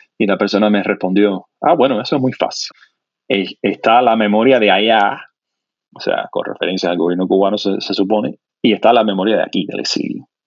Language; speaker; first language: Spanish; non-native, fluent; English